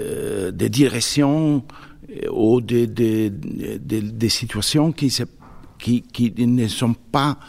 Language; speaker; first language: French; non-native, fluent; Italian